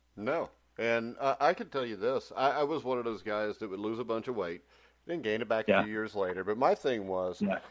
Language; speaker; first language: English; native; English